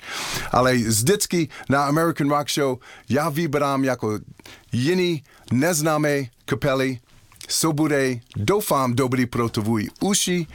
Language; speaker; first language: Czech; non-native, learner; English